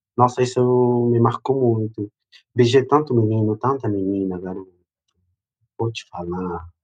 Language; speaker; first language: Portuguese; non-native, fluent; Spanish